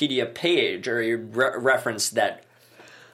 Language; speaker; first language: English; native; English